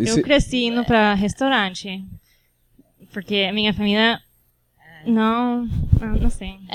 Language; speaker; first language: Portuguese; non-native, fluent; Spanish